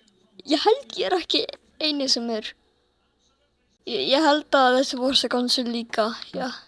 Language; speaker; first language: Icelandic; early bilingual, heritage; Icelandic